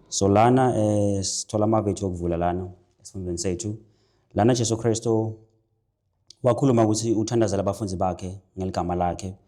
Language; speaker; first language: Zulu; non-native, local second language; Swati